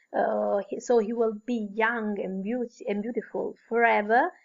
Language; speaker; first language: English; non-native, fluent; Italian